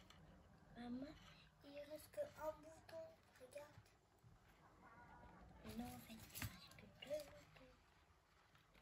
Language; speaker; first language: French; early bilingual, other home language; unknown